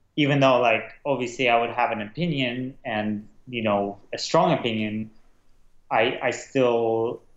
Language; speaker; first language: English; non-native, fluent; Russian